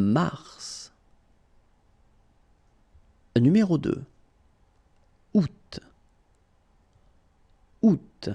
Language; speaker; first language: French; native; French